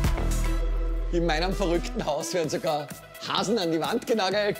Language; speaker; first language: German; native; German